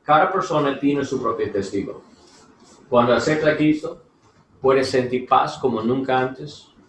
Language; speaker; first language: Spanish; non-native, learner; English